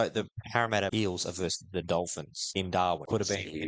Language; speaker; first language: English; native; English